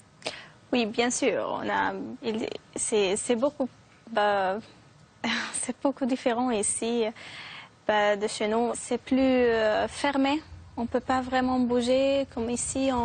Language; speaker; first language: French; non-native, fluent; Arabic